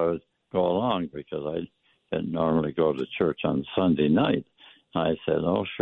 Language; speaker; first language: English; native; English